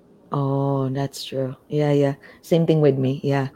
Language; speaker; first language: English; non-native, local second language; Filipino